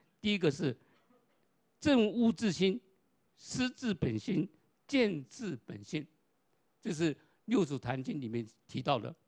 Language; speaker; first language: Chinese; non-native, local second language; Hakka Chinese